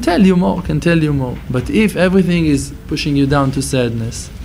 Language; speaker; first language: English; non-native, fluent; Hebrew